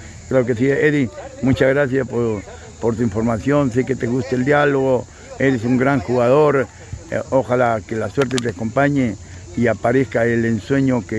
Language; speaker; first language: Spanish; native; Spanish